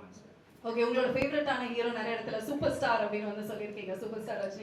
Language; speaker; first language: Tamil; native; Tamil